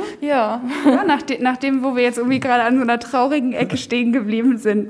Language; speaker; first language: German; native; German